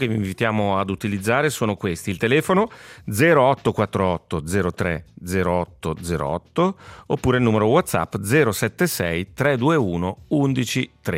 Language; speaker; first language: Italian; native; Italian